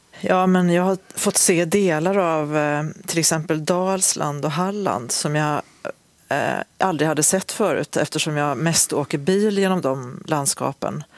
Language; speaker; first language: Swedish; native; Swedish